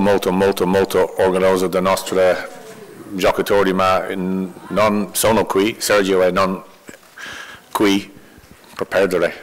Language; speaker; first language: Italian; non-native, learner; English